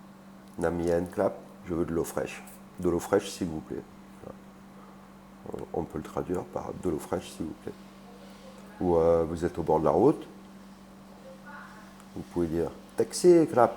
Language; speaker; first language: French; native; French